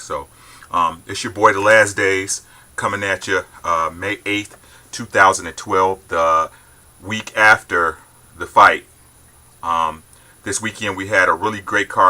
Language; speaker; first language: English; native; English